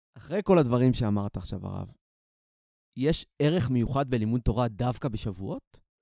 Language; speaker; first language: Hebrew; native; Hebrew